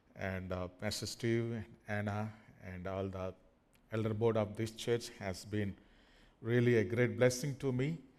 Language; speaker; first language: English; non-native, fluent; Telugu